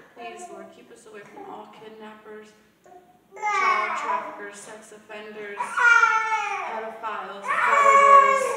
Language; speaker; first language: English; early bilingual, other home language; Spanish